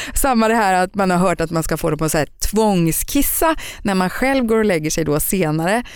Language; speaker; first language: Swedish; native; Swedish